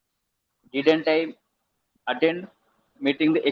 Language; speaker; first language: English; non-native, learner; Telugu